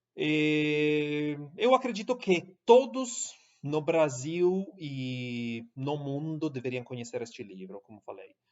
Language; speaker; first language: Portuguese; non-native, fluent; Italian